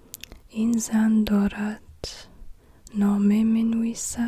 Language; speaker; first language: Persian; non-native, learner; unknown